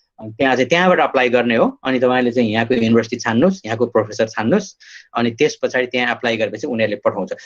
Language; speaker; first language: Nepali; native; Nepali